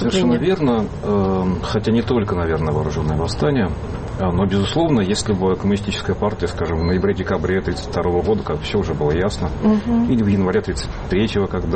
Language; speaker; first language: Russian; native; Russian